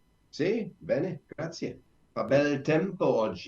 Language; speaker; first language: Italian; non-native, learner; English